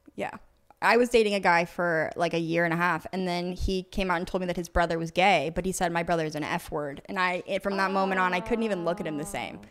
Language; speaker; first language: English; native; English